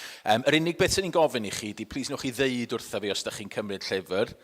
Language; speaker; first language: Welsh; native; Welsh